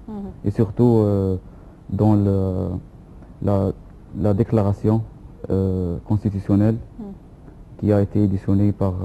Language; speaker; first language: French; non-native, fluent; Arabic